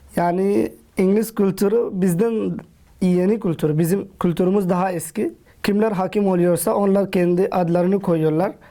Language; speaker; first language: Turkish; non-native, fluent; Urdu